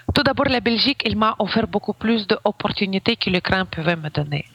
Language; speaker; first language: French; non-native, fluent; Ukrainian